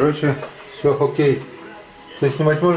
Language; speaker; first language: Russian; native; Russian